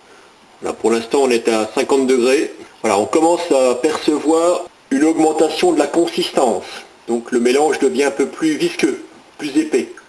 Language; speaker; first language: French; native; French